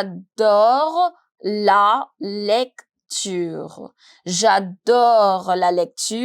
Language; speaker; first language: French; non-native, fluent; Hindi